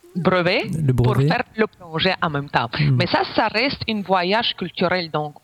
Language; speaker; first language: French; non-native, fluent; Ukrainian